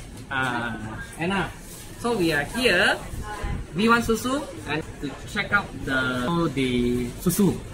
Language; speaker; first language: English; non-native, local second language; Min Nan Chinese